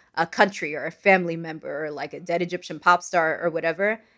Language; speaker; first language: English; non-native, fluent; Arabic